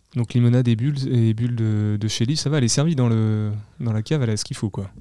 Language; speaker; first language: French; native; French